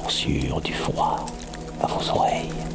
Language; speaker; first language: French; native; French